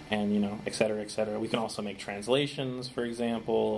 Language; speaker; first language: English; native; English